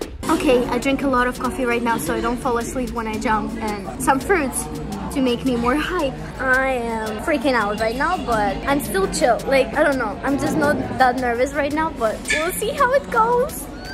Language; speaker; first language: English; non-native, fluent; Russian